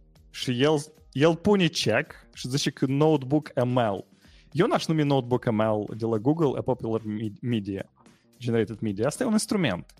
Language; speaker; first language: Romanian; native; Romanian